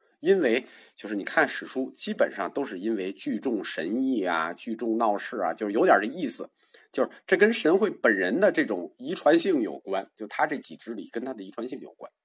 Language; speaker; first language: Chinese; native; Chinese